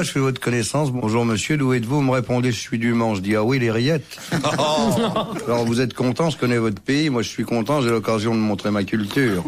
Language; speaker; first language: French; native; French